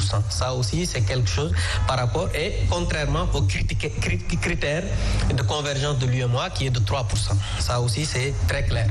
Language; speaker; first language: French; non-native, local second language; Wolof